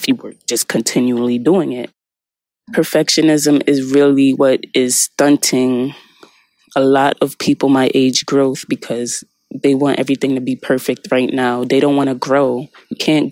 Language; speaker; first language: English; native; English